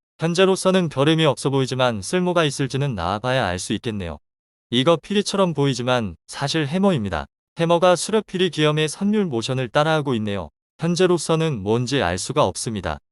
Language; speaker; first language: Korean; native; Korean